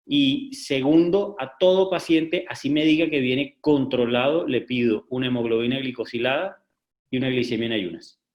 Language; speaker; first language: Spanish; native; Spanish